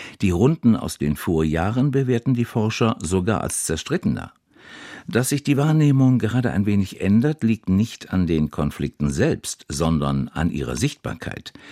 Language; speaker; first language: German; native; German